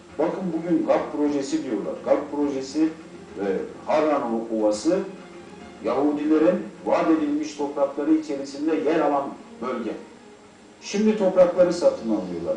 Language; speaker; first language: Turkish; native; Turkish